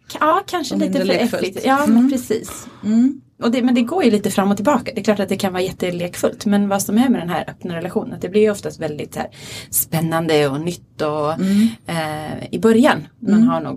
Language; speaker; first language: Swedish; native; Swedish